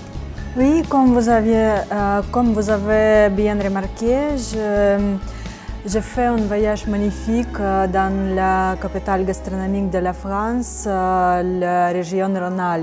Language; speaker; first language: French; non-native, fluent; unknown